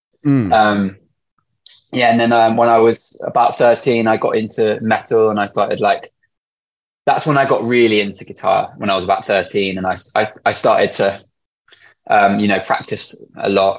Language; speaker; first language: English; native; English